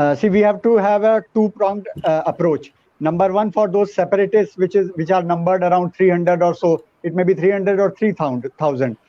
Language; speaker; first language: English; non-native, local second language; Hindi